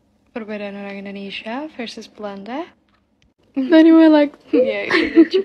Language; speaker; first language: Indonesian; non-native, fluent; Dutch